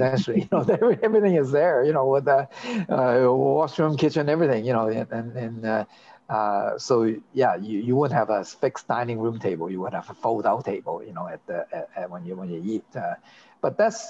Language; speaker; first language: English; non-native, local second language; Cantonese